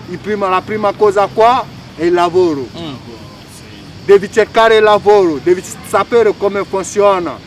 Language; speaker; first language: Italian; non-native, fluent; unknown